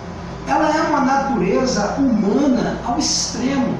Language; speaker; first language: Portuguese; native; Portuguese